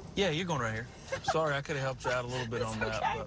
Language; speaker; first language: English; native; English